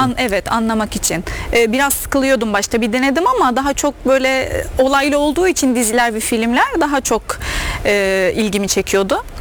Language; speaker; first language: Turkish; non-native, fluent; Arabic